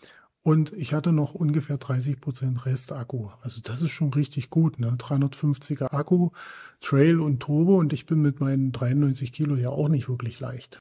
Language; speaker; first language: German; native; German